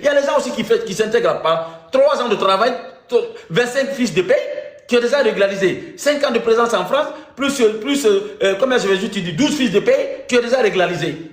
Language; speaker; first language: French; non-native, local second language; Fula